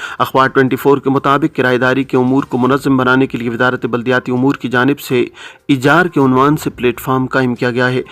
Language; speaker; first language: Urdu; native; Urdu